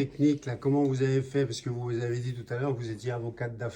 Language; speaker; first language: French; native; French